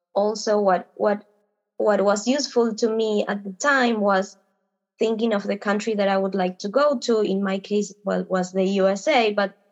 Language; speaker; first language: English; non-native, fluent; Spanish